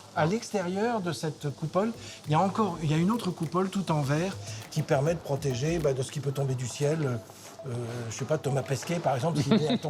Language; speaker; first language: French; native; French